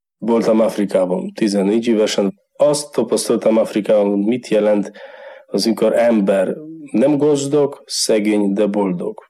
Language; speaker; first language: Hungarian; non-native, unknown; Polish